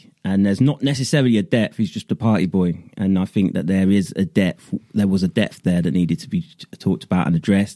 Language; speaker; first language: English; native; English